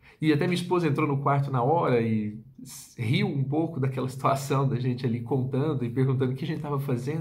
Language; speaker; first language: Portuguese; native; Portuguese